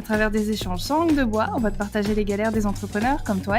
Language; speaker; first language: French; native; French